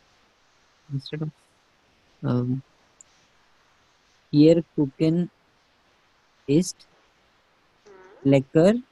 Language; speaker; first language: German; non-native, learner; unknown